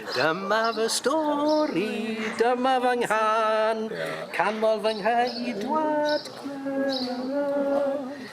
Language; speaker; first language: Welsh; native; Welsh